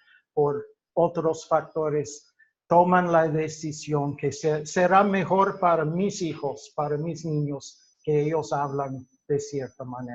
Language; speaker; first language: Spanish; non-native, fluent; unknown